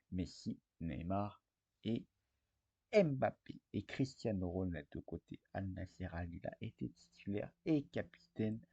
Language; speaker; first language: French; native; French